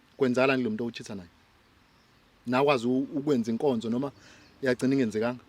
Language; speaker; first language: Zulu; native; Zulu